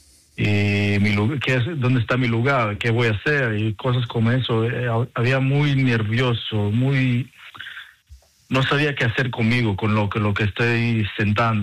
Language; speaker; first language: Spanish; non-native, fluent; Hebrew